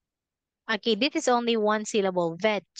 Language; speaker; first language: English; non-native, fluent; Filipino